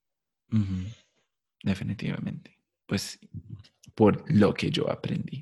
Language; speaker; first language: Spanish; non-native, fluent; English